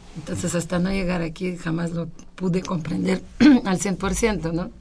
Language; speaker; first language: Spanish; non-native, fluent; Russian